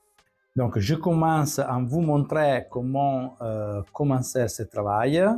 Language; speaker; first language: French; non-native, fluent; Italian